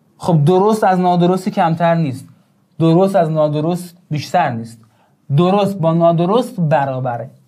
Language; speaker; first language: Persian; non-native, local second language; Azerbaijani